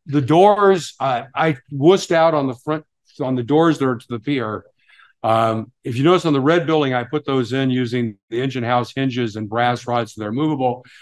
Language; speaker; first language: English; native; English